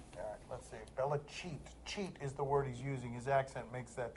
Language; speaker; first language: English; native; English